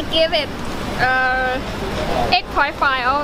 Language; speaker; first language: English; non-native, learner; Thai